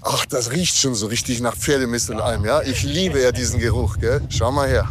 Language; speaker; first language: German; native; German